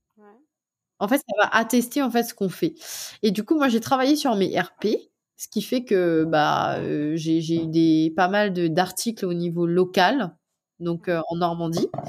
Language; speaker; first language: French; non-native, local second language; Morisyen